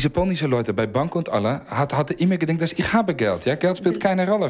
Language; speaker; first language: German; non-native, learner; Dutch